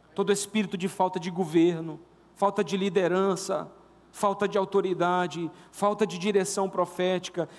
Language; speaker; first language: Portuguese; native; Portuguese